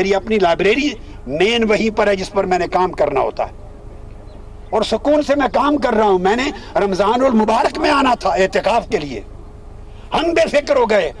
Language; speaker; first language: Urdu; non-native, local second language; Punjabi